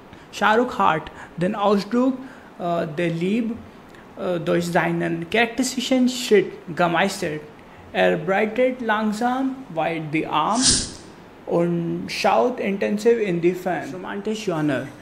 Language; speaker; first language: German; non-native, learner; Hindi